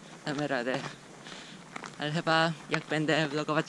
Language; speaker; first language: Polish; non-native, fluent; Japanese